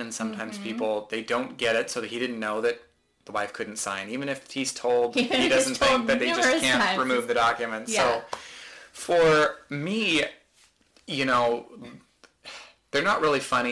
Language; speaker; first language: English; native; English